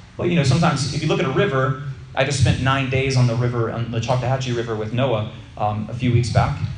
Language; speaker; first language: English; native; English